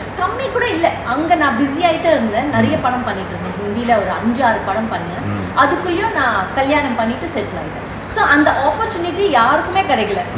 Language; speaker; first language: Tamil; non-native, local second language; Telugu